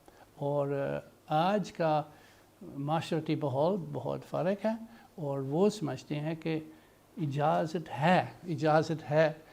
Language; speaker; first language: Hindi; non-native, fluent; English